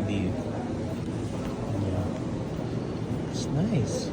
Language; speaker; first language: English; non-native, local second language; Filipino